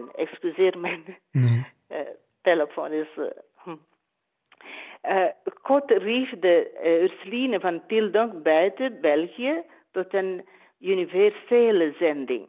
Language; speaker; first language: Dutch; non-native, learner; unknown